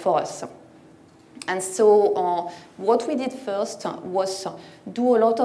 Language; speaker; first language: English; non-native, fluent; French